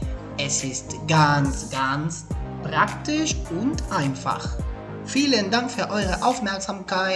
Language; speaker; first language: German; non-native, fluent; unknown